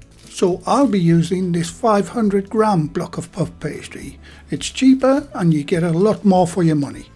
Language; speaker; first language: English; native; English